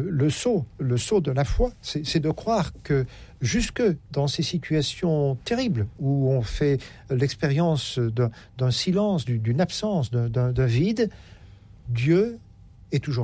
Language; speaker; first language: French; native; French